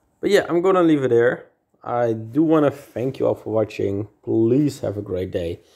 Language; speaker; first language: English; non-native, fluent; Dutch